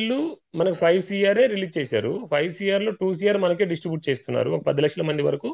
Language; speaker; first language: Telugu; native; Telugu